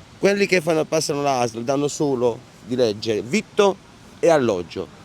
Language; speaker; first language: Italian; native; Italian